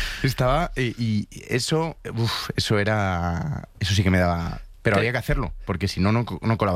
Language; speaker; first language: Spanish; native; Spanish